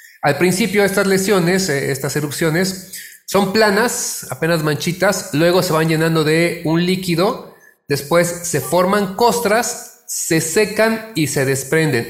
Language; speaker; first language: Spanish; native; Spanish